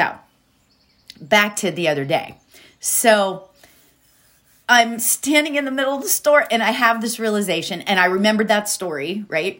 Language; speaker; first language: English; native; English